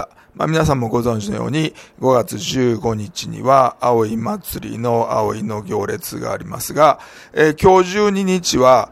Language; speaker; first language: Japanese; native; Japanese